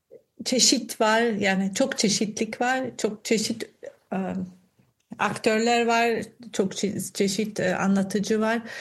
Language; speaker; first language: Turkish; non-native, fluent; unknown